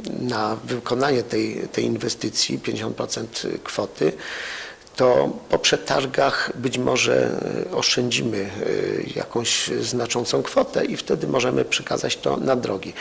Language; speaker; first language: Polish; native; Polish